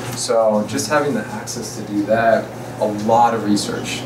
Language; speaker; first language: English; native; English